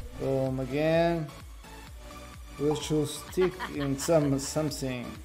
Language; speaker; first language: English; non-native, learner; Portuguese